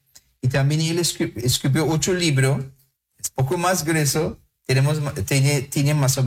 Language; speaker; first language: Spanish; non-native, fluent; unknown